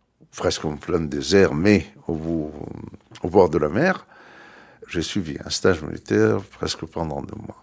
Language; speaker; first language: French; non-native, fluent; Arabic